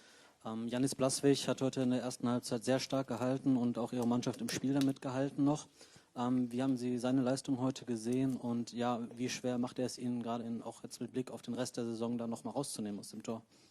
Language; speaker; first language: German; native; German